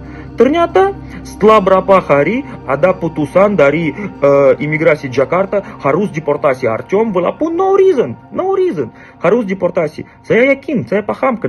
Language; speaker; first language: Indonesian; non-native, fluent; Russian